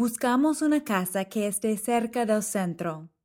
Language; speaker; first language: Spanish; non-native, fluent; English